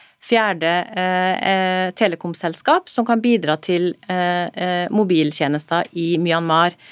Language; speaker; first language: Norwegian; native; Norwegian